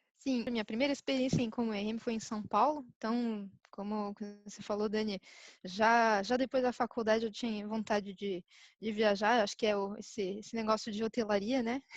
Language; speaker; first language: Portuguese; early bilingual, heritage; French